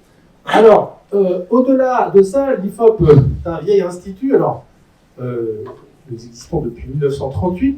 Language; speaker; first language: French; native; French